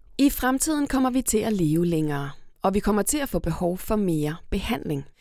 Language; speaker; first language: Danish; native; Danish